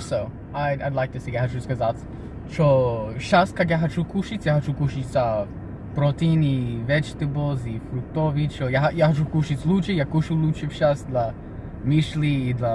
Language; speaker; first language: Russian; early bilingual, heritage; Russian